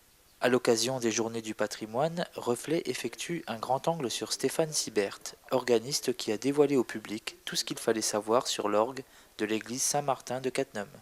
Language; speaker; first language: French; native; French